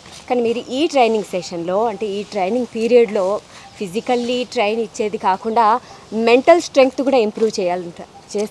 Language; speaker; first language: Telugu; native; Telugu